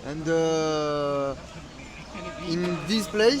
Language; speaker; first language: English; non-native, learner; French